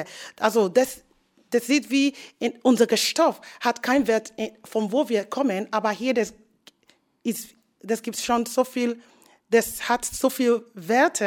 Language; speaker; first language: German; non-native, learner; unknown